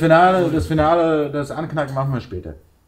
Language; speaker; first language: German; native; German